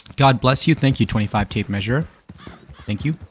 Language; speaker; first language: English; native; English